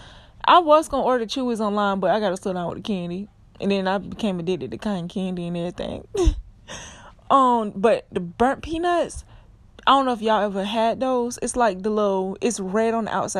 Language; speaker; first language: English; native; English